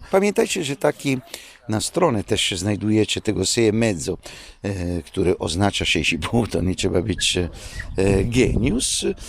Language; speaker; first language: Polish; non-native, fluent; Italian